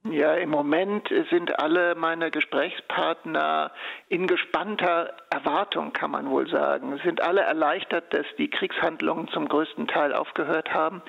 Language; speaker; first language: German; native; German